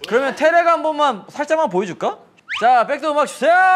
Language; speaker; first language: Korean; native; Korean